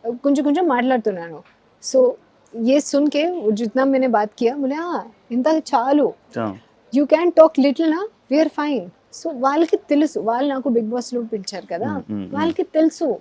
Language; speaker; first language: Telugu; non-native, learner; Hindi